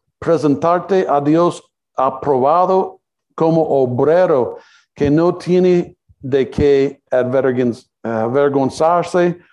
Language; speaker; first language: Spanish; non-native, learner; English